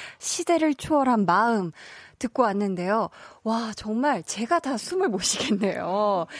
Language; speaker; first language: Korean; native; Korean